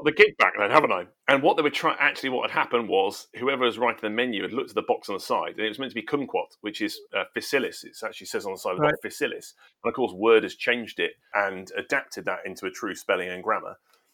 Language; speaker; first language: English; native; English